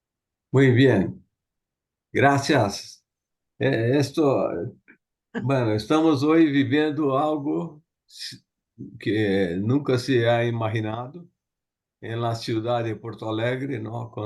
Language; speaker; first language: Spanish; non-native, learner; Portuguese